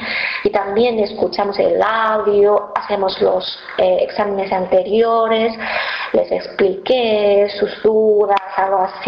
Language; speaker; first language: Spanish; non-native, fluent; Chinese